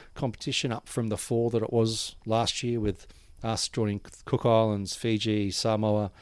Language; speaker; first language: English; native; English